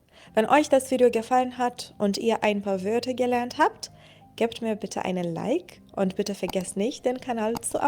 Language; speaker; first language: German; non-native, fluent; Persian